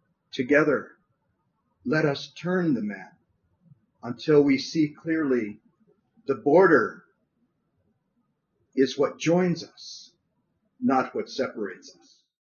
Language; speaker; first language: English; early bilingual, other home language; Spanish